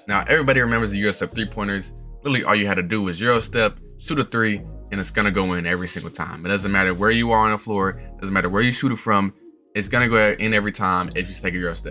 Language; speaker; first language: English; native; English